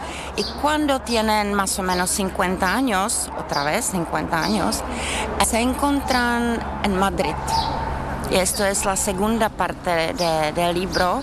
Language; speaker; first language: Spanish; non-native, learner; Czech